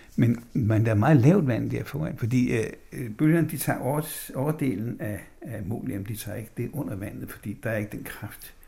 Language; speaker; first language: Danish; native; Danish